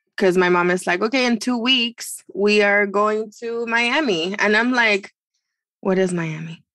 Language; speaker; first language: English; non-native, fluent; Spanish